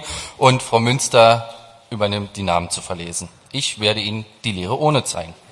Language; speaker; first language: German; native; German